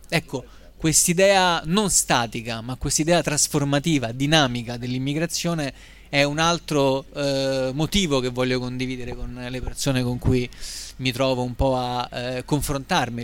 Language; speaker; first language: Italian; native; Italian